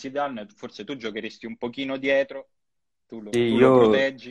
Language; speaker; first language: Italian; native; Italian